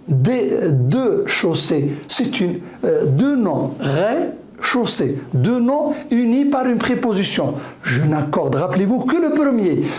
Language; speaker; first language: French; non-native, local second language; Arabic